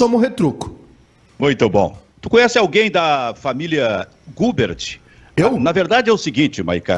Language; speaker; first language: Portuguese; native; Portuguese